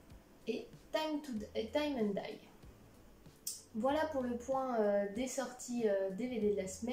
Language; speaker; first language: French; native; French